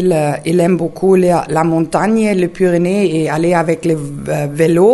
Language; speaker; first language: French; non-native, learner; German